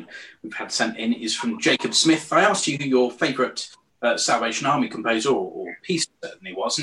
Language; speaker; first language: English; native; English